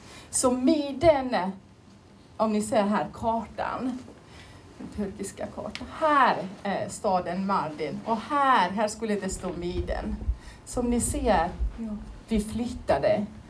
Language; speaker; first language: Swedish; non-native, fluent; Turoyo